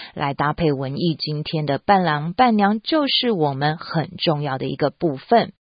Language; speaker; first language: Chinese; native; Chinese